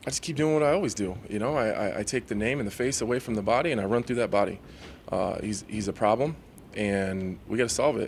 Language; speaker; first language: English; native; English